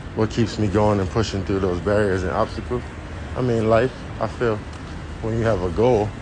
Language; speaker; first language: English; native; English